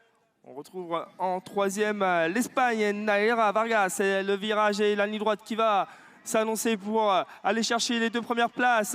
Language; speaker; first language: French; native; French